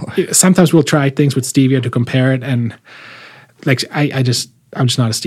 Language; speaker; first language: English; non-native, fluent; German